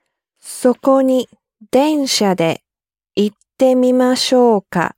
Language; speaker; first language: Japanese; non-native, learner; English